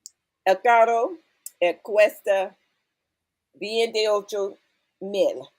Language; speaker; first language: Spanish; non-native, learner; English